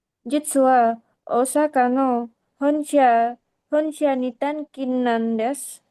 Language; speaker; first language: Japanese; non-native, learner; Indonesian